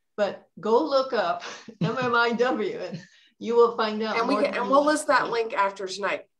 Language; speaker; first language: English; native; English